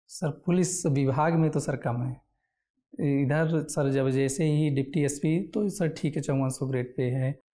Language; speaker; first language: Hindi; native; Hindi